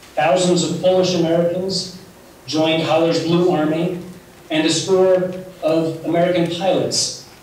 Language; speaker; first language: English; native; English